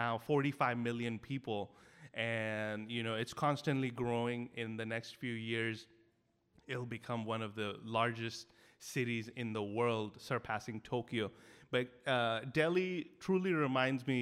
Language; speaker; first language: English; non-native, local second language; Hindi